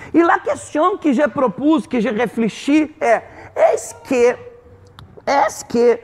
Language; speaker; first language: French; non-native, fluent; Portuguese